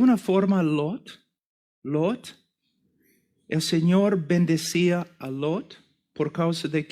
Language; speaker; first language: Spanish; non-native, fluent; English